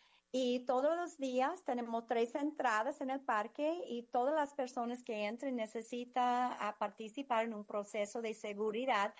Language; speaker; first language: Spanish; non-native, fluent; English